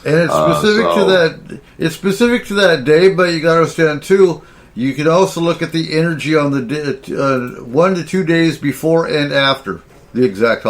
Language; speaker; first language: English; native; English